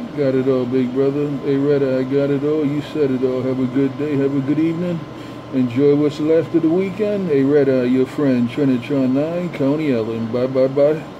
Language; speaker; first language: English; native; English